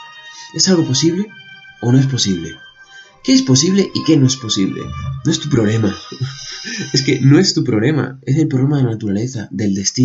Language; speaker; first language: Spanish; native; Spanish